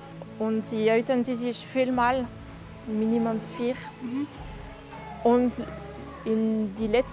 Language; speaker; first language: German; non-native, local second language; French